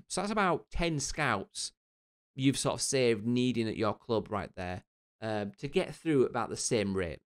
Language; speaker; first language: English; native; English